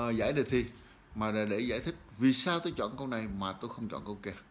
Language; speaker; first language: Vietnamese; native; Vietnamese